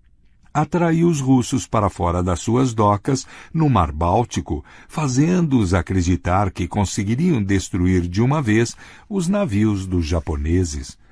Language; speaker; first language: Portuguese; native; Portuguese